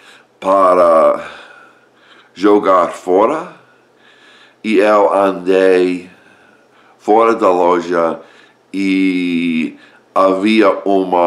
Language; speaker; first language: Portuguese; non-native, learner; English